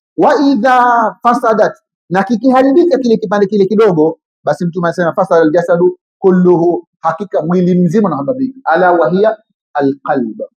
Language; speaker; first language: Swahili; native; Swahili